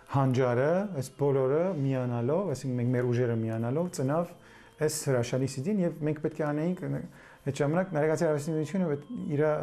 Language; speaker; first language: Armenian; early bilingual, heritage; Armenian